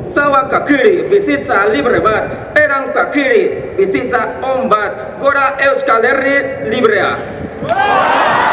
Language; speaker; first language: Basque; non-native, fluent; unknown